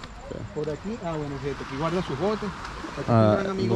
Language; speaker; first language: Spanish; native; Spanish